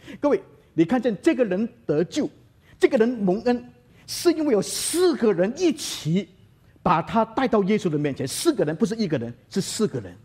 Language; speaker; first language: Chinese; native; Chinese